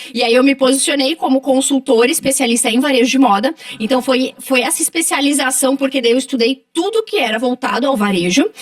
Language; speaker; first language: Portuguese; native; Portuguese